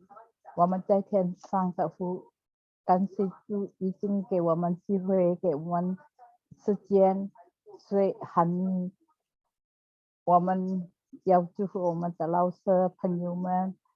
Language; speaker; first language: Chinese; non-native, learner; Indonesian